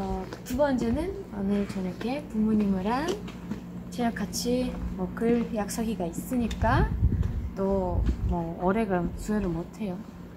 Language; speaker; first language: Korean; non-native, fluent; Russian